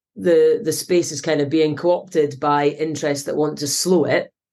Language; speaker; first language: English; native; English